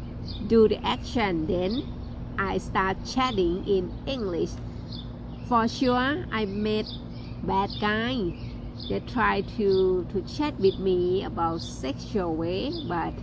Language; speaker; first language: English; non-native, learner; Thai